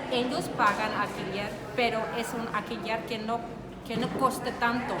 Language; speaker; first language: Spanish; non-native, learner; Danish